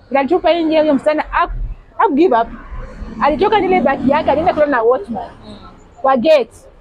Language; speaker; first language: Swahili; non-native, local second language; Luyia